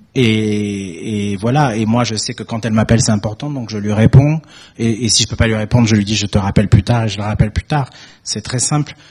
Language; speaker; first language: French; native; French